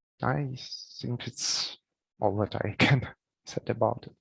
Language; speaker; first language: English; non-native, learner; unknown